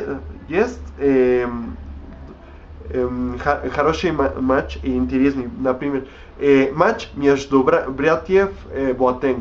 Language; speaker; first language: Russian; non-native, learner; Spanish